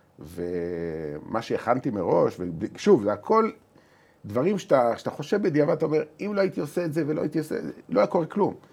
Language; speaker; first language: Hebrew; native; Hebrew